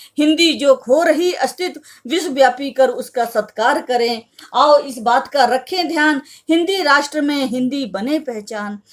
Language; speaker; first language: Hindi; native; Hindi